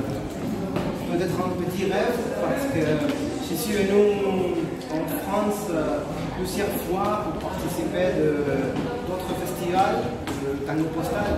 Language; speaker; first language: French; non-native, fluent; Spanish